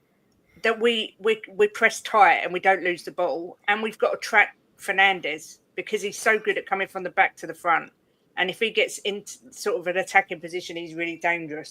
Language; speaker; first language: English; native; English